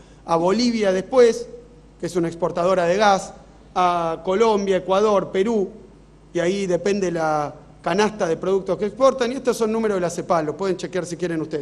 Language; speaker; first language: Spanish; native; Spanish